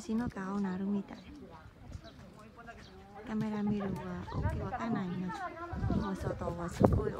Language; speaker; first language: Japanese; non-native, learner; Vietnamese